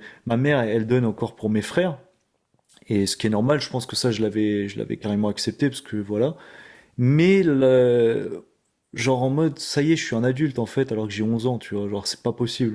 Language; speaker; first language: French; native; French